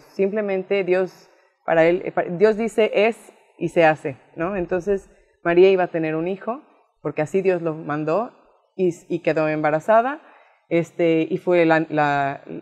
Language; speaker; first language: Spanish; native; Spanish